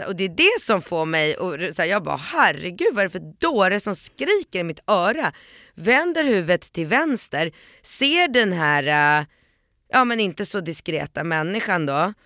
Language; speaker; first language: Swedish; early bilingual, other home language; Polish